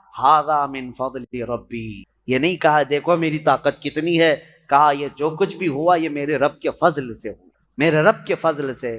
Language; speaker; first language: Urdu; native; Urdu